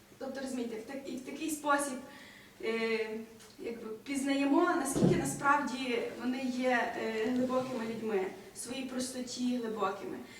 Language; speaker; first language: Ukrainian; native; Ukrainian